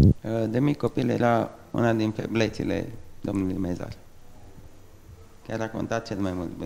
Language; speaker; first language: Romanian; native; Romanian